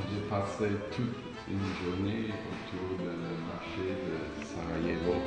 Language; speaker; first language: French; non-native, fluent; German